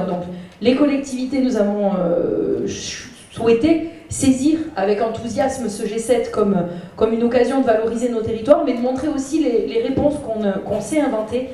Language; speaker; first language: French; native; French